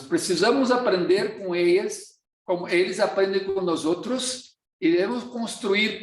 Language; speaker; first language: Portuguese; non-native, fluent; Spanish